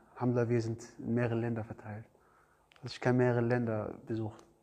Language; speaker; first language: German; non-native, learner; Arabic